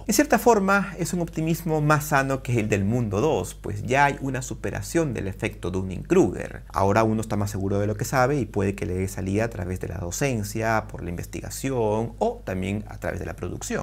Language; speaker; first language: Spanish; native; Spanish